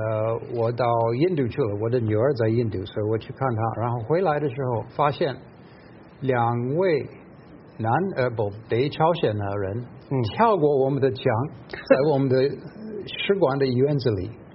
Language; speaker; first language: Chinese; non-native, fluent; English